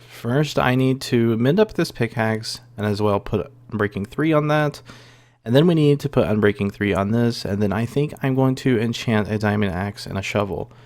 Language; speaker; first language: English; native; English